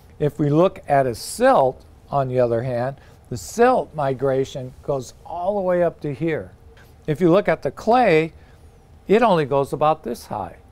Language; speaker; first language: English; native; English